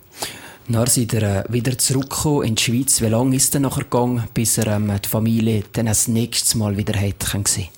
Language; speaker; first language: German; native; German